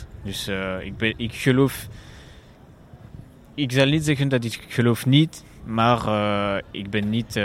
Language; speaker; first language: Dutch; non-native, learner; French